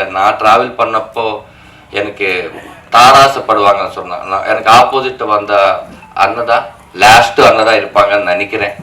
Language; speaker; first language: Tamil; non-native, learner; Telugu